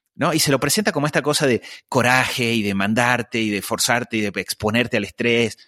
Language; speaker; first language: Spanish; native; Spanish